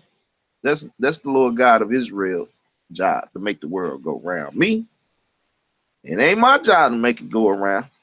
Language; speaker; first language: English; native; English